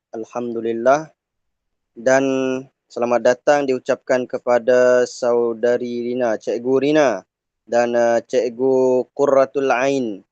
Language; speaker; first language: Malay; non-native, local second language; Iban